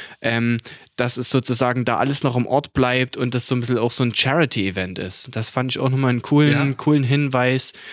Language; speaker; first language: German; native; German